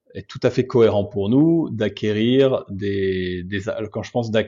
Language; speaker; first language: French; native; French